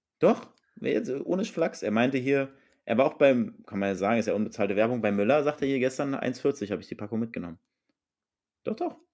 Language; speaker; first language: German; native; German